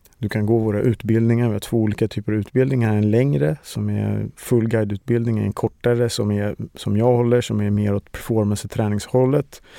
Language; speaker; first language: Swedish; native; Swedish